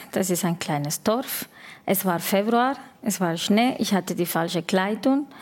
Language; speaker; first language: German; non-native, fluent; Spanish